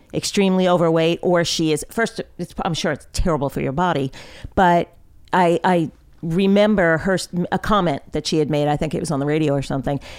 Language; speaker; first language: English; native; English